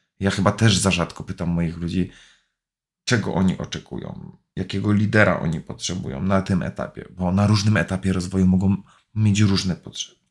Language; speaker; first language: Polish; native; Polish